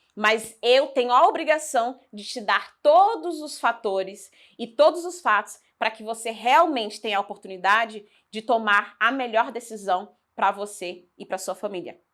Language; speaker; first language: Portuguese; early bilingual, heritage; Portuguese